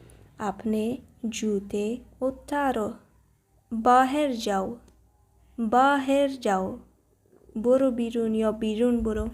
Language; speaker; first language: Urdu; non-native, fluent; Persian